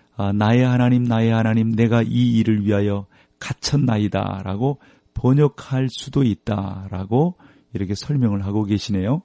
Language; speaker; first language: Korean; native; Korean